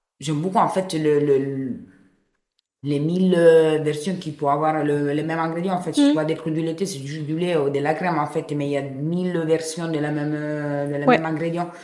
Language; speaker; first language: French; non-native, fluent; Italian